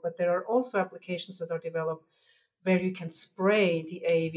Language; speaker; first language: English; non-native, fluent; German